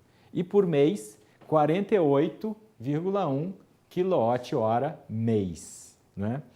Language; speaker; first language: Portuguese; native; Portuguese